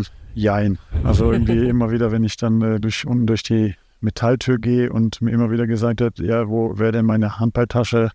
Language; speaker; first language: German; native; German